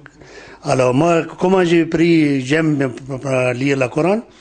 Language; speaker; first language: French; non-native, learner; Punjabi